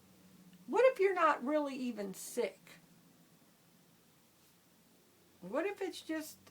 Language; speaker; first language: English; native; English